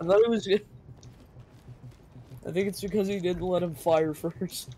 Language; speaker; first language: English; native; English